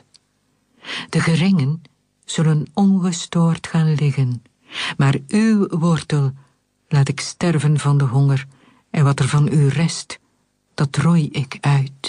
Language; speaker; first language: Dutch; native; Dutch